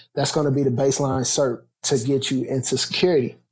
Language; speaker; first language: English; native; English